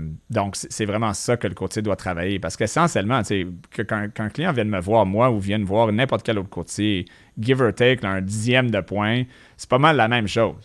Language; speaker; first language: French; native; French